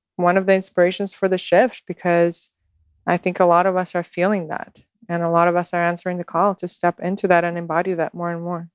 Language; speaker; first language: English; non-native, fluent; Russian